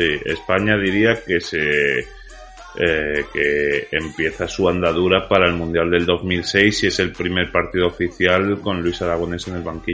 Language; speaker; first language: Spanish; native; Spanish